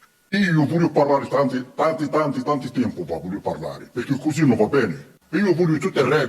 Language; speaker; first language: Italian; non-native, learner; Arabic